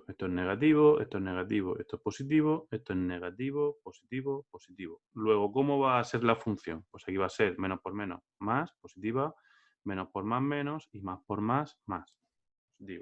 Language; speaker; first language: Spanish; native; Spanish